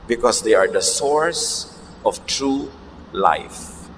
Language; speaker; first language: English; non-native, local second language; Filipino